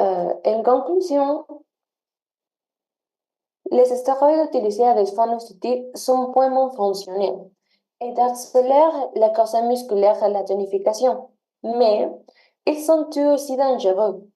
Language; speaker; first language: French; non-native, learner; Spanish